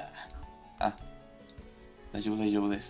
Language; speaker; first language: Japanese; non-native, learner; Spanish